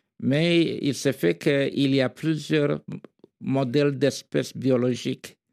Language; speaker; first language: French; non-native, local second language; Kituba (Democratic Republic of Congo)